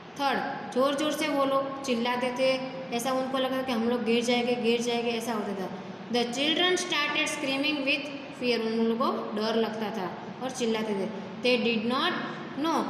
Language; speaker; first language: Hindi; non-native, local second language; Gujarati